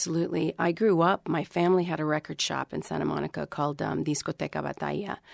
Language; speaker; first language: English; early bilingual, other home language; Spanish